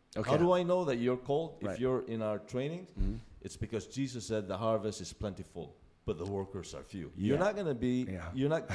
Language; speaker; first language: English; non-native, local second language; Filipino